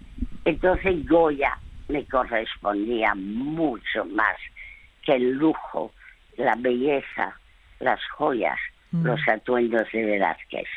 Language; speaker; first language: Spanish; early bilingual, other home language; French